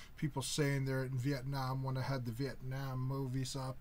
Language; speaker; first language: English; native; English